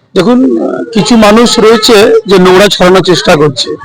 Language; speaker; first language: Bangla; non-native, local second language; Hindi